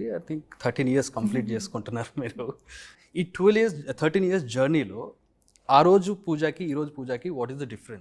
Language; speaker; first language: Telugu; native; Telugu